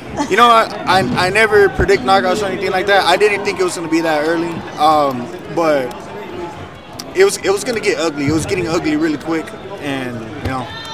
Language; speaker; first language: English; early bilingual, other home language; Spanish